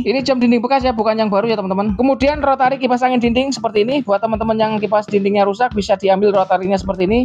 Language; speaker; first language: Indonesian; native; Indonesian